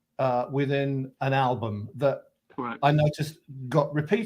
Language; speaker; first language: English; native; English